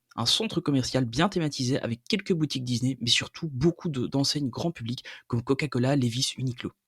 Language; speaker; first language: French; native; French